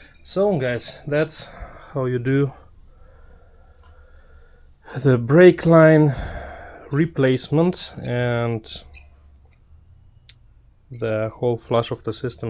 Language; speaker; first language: English; non-native, fluent; German